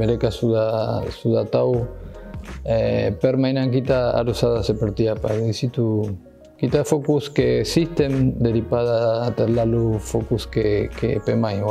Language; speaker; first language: Indonesian; non-native, fluent; Spanish